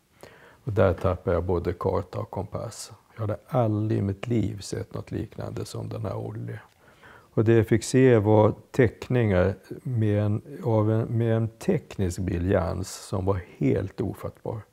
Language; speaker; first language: Swedish; native; Swedish